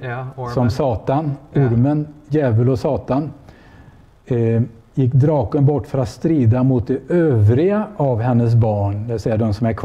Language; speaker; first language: Swedish; native; Swedish